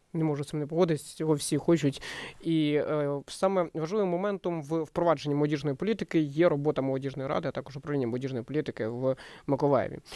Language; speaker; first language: Ukrainian; native; Ukrainian